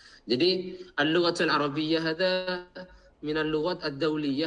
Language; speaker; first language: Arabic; non-native, fluent; Indonesian